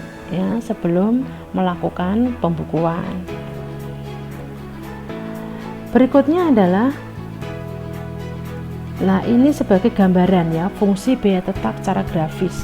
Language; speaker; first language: Indonesian; native; Indonesian